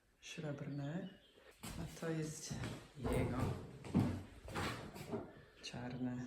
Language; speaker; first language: Polish; non-native, learner; English